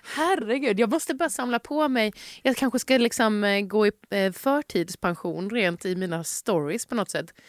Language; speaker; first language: Swedish; native; Swedish